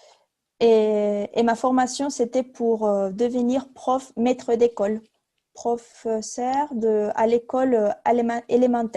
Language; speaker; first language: French; non-native, fluent; Spanish